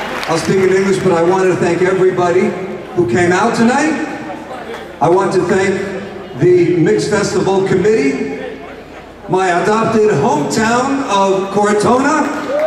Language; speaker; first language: English; native; English